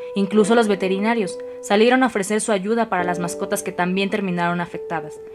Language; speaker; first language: Spanish; native; Spanish